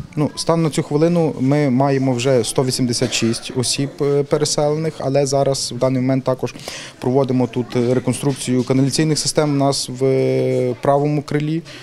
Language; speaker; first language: Ukrainian; native; Ukrainian